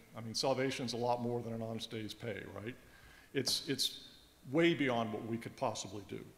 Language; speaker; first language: English; native; English